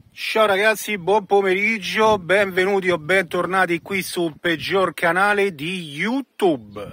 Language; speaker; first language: Italian; native; Italian